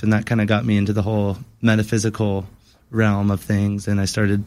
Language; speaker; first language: English; native; English